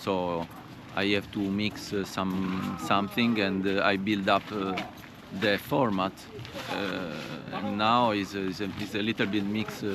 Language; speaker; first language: English; non-native, fluent; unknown